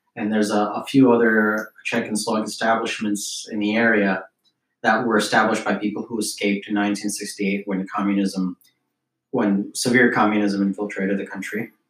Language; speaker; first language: English; early bilingual, other home language; Slovak